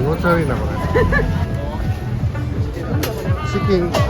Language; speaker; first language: Japanese; native; Japanese